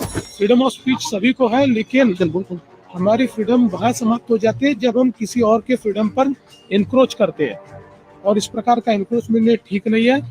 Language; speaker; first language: Hindi; non-native, local second language; Marathi